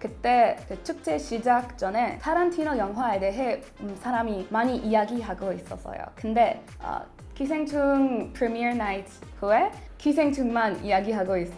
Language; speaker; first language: Korean; non-native, learner; English